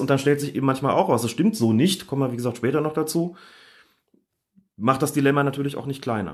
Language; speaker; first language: German; native; German